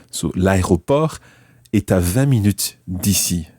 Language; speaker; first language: French; non-native, fluent; English